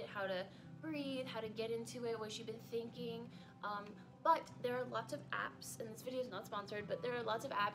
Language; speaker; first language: English; native; English